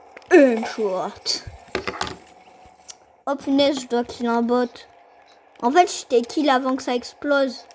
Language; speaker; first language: French; native; French